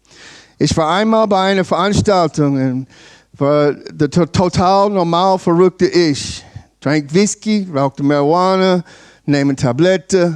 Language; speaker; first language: German; non-native, learner; English